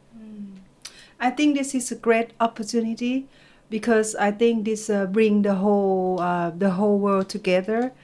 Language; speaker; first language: English; non-native, learner; Thai